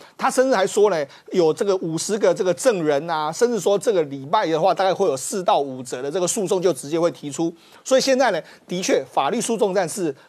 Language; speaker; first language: Chinese; native; Chinese